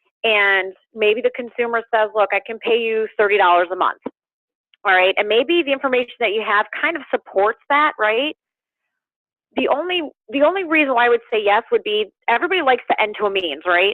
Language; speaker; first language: English; native; English